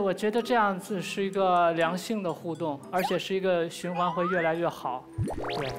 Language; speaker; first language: Chinese; native; Chinese